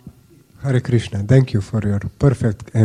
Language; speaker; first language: English; non-native, fluent; Slovenian